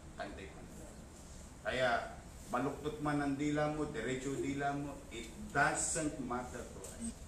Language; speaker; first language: Filipino; native; Filipino